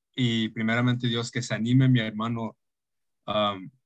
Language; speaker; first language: Spanish; early bilingual, heritage; Spanish